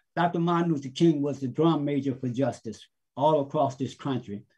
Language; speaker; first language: English; native; English